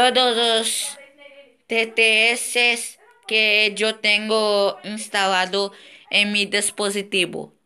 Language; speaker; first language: Spanish; non-native, fluent; Portuguese